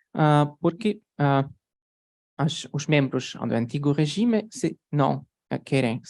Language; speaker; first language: Portuguese; non-native, fluent; Polish